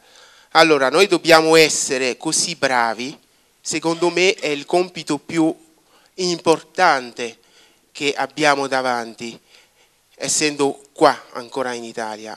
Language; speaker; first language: Italian; non-native, fluent; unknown